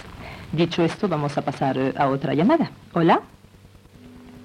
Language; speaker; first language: Spanish; non-native, local second language; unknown